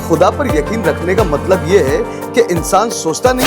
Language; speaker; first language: Hindi; native; Hindi